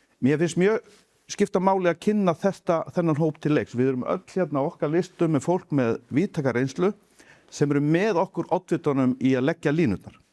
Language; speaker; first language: Icelandic; native; Icelandic